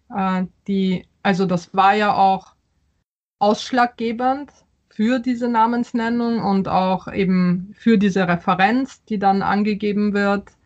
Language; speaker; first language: German; early bilingual, other home language; Polish